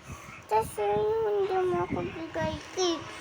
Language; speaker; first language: Filipino; non-native, local second language; Cebuano